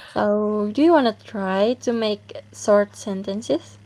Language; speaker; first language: English; non-native, learner; Indonesian